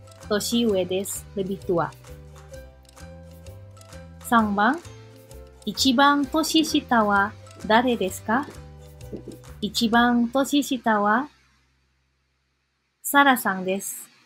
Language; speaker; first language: Japanese; non-native, fluent; Indonesian